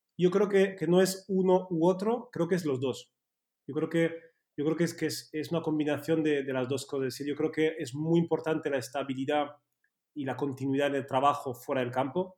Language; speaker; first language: Spanish; early bilingual, heritage; Spanish